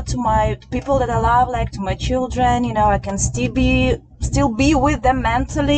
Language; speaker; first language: English; non-native, fluent; Russian